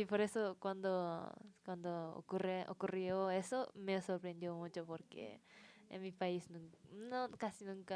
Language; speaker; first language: Spanish; non-native, learner; Japanese